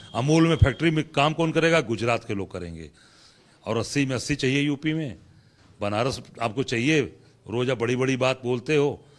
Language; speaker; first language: Hindi; native; Hindi